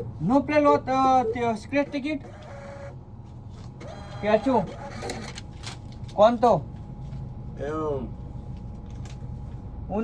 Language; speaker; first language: Spanish; non-native, learner; Gujarati